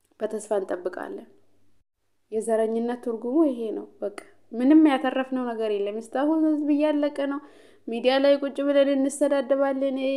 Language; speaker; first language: Amharic; non-native, local second language; Oromo